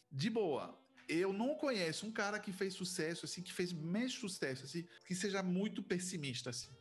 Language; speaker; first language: Portuguese; non-native, fluent; French